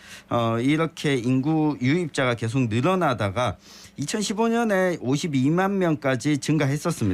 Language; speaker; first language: Korean; native; Korean